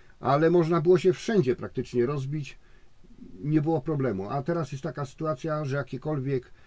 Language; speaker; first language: Polish; native; Polish